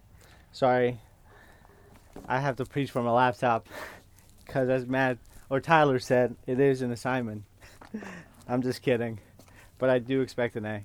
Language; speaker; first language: English; non-native, fluent; Kurdish